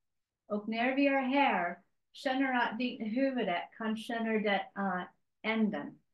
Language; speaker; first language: Swedish; non-native, learner; English